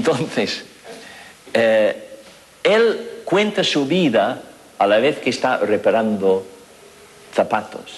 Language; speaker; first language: Spanish; non-native, fluent; English